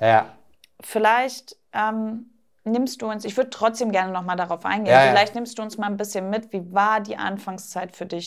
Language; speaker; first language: German; native; German